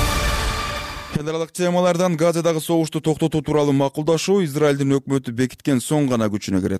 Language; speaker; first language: Kyrgyz; native; Kyrgyz